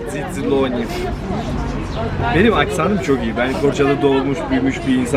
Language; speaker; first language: Turkish; native; Turkish